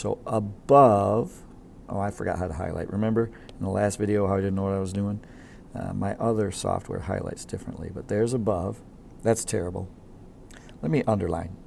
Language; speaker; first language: English; native; English